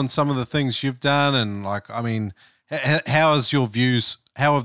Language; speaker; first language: English; native; English